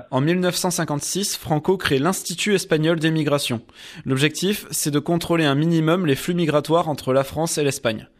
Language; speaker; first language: French; native; French